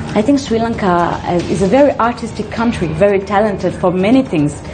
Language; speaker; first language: English; non-native, fluent; French